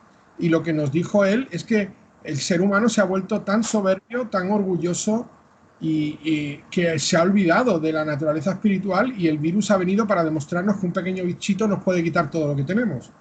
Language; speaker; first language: Spanish; native; Spanish